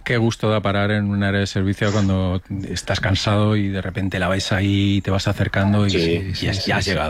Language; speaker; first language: Spanish; native; Spanish